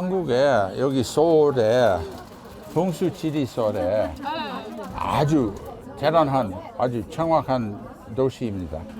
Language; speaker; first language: Korean; non-native, fluent; English